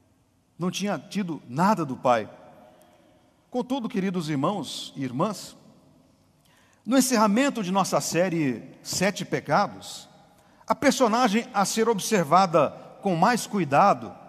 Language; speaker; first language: Portuguese; native; Portuguese